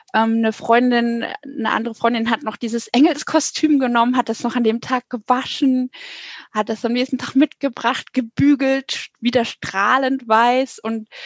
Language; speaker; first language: German; native; German